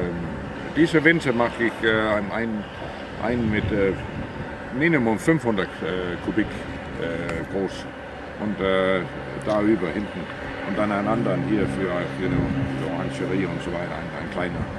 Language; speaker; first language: German; non-native, learner; Danish